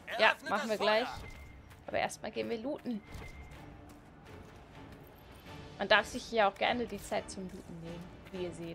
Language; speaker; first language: German; native; German